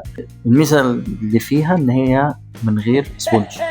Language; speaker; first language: Arabic; native; Arabic